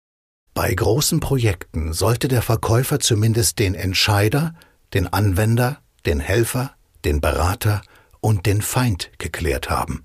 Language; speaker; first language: German; native; German